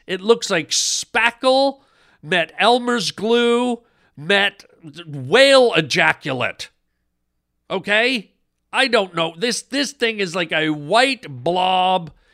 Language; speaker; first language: English; native; English